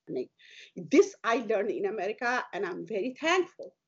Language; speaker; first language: Hindi; native; Hindi